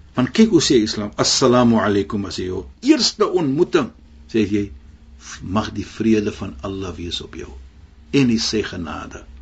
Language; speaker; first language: Afrikaans; non-native, fluent; Arabic